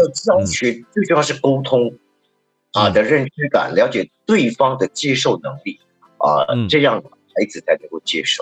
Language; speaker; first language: Chinese; native; Chinese